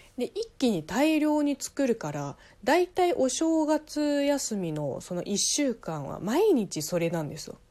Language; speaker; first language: Japanese; non-native, fluent; Chinese